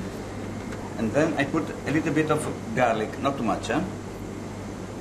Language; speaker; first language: English; non-native, learner; Italian